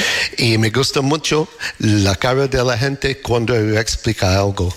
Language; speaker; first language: Spanish; non-native, learner; English